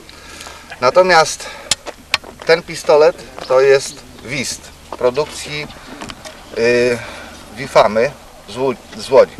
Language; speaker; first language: Polish; native; Polish